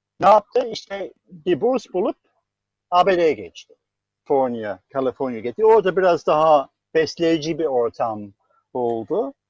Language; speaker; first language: Turkish; non-native, fluent; English